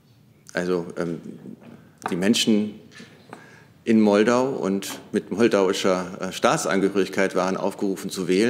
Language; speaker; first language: German; native; German